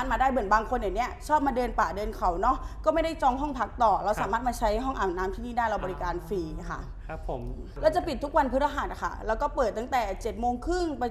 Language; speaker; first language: Thai; native; Thai